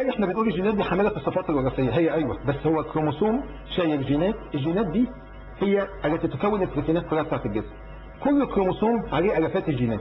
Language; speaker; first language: Arabic; native; Arabic